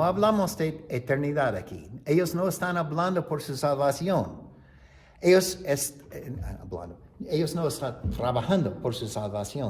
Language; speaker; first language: Spanish; non-native, fluent; English